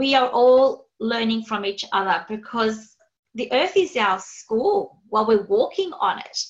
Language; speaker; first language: English; native; English